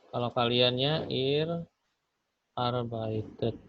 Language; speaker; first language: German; non-native, fluent; Indonesian